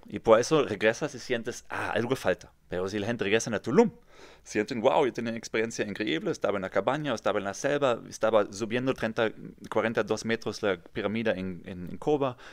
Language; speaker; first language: Spanish; non-native, fluent; German